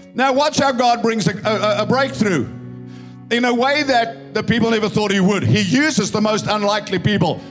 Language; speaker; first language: English; non-native, local second language; Afrikaans